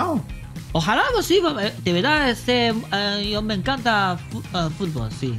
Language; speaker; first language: Spanish; non-native, learner; Chinese